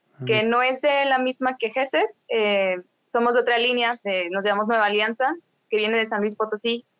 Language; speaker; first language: Spanish; native; Spanish